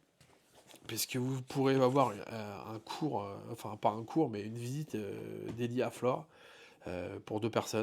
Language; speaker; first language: French; native; French